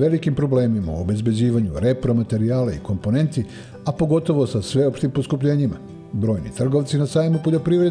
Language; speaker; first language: Serbian; native; Serbian